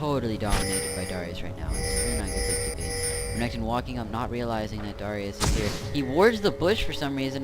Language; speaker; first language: English; native; English